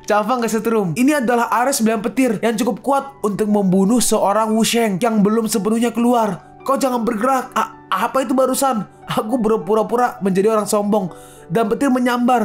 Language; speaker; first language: Indonesian; native; Indonesian